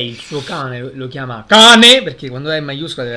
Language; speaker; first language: Italian; native; Italian